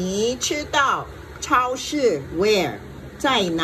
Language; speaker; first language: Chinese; non-native, fluent; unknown